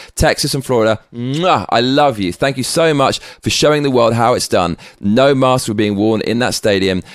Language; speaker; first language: English; native; English